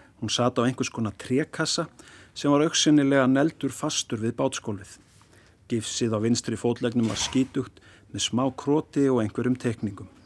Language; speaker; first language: Icelandic; native; Icelandic